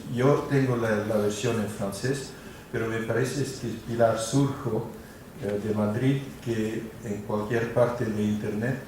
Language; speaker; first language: Spanish; non-native, fluent; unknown